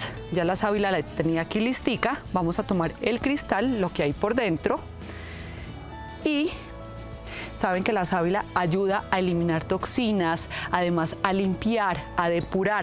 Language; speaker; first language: Spanish; native; Spanish